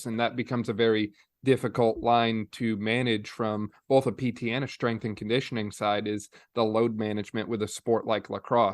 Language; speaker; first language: English; native; English